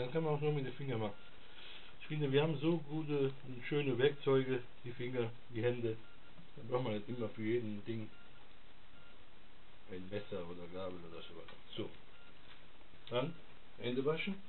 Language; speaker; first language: German; non-native, fluent; Italian